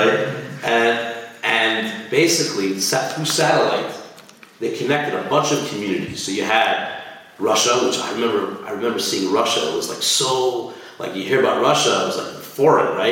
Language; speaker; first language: English; native; English